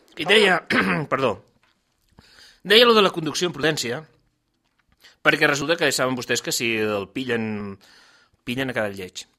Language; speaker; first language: Catalan; native; Catalan